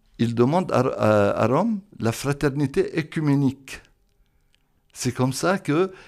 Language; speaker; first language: French; non-native, local second language; Arabic